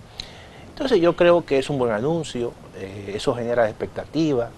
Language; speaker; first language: Spanish; native; Spanish